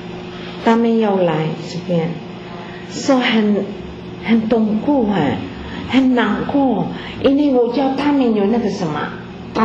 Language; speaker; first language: Chinese; non-native, learner; Filipino